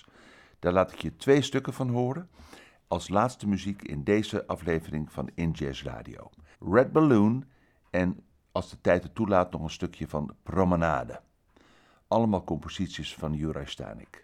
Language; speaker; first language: Dutch; native; Dutch